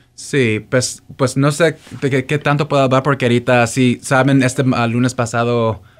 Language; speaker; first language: Spanish; early bilingual, heritage; Spanish